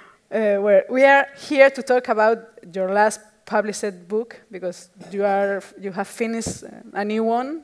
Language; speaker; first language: English; non-native, fluent; Spanish